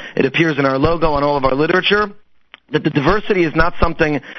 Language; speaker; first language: English; native; English